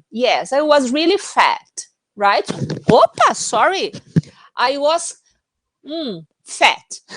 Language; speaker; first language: English; non-native, fluent; Portuguese